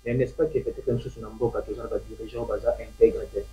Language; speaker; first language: French; non-native, local second language; Lingala